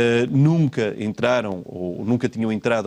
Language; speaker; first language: Portuguese; native; Portuguese